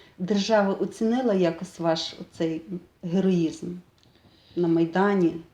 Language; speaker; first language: Ukrainian; native; Ukrainian